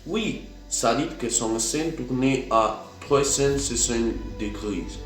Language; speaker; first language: French; non-native, learner; Spanish